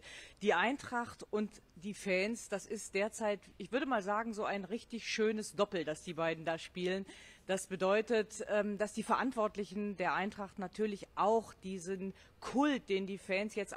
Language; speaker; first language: German; native; German